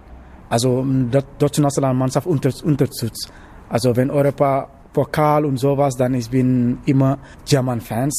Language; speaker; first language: German; non-native, learner; Wolof